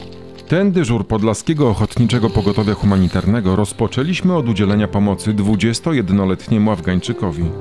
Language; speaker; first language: Polish; native; Polish